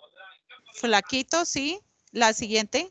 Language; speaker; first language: Spanish; native; Spanish